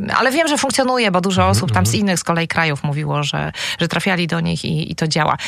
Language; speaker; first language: Polish; native; Polish